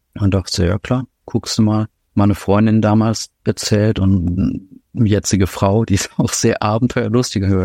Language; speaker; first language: German; native; German